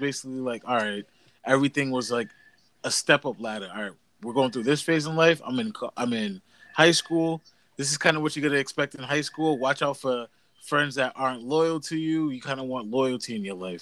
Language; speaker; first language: English; native; English